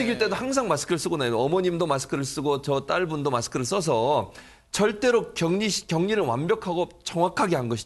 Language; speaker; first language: Korean; native; Korean